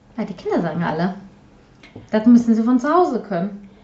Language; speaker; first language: German; early bilingual, other home language; Polish